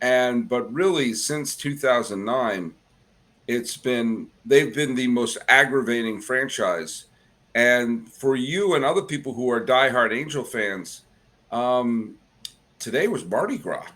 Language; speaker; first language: English; native; English